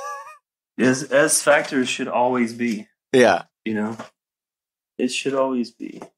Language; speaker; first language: English; native; English